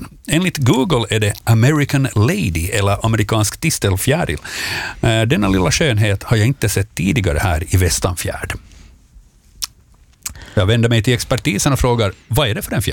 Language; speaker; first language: Swedish; native; Swedish